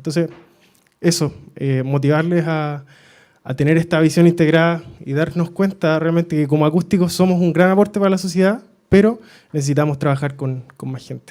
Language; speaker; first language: Spanish; native; Spanish